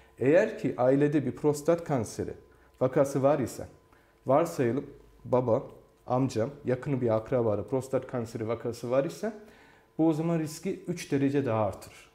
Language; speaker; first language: Turkish; early bilingual, heritage; Turkish